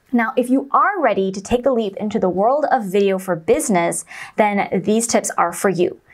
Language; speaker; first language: English; non-native, local second language; Chinese